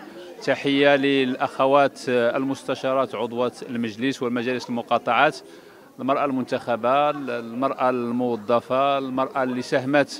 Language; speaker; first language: Arabic; native; Arabic